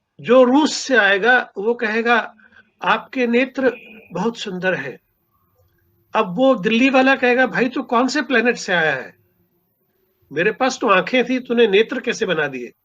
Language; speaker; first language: Hindi; non-native, local second language; Punjabi